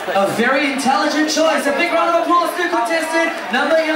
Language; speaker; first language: English; non-native, local second language; Chinese